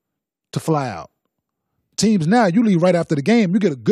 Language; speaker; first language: English; native; English